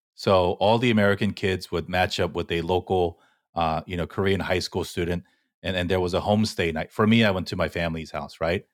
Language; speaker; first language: English; early bilingual, other home language; Korean